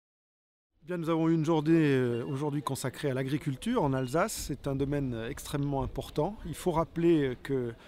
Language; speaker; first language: French; native; French